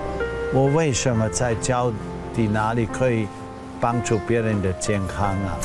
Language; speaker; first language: Chinese; non-native, fluent; German